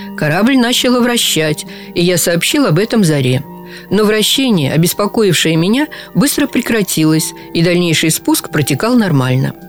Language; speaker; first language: Russian; native; Russian